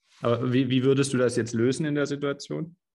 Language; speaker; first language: German; native; German